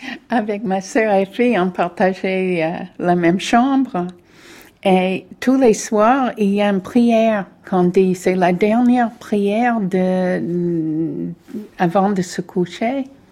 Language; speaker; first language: French; non-native, fluent; English